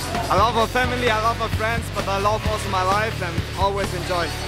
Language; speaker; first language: English; non-native, fluent; German